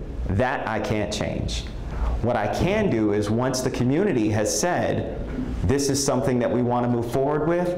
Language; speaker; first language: English; native; English